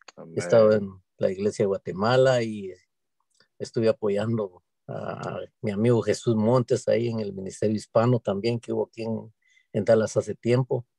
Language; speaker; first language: Spanish; native; Spanish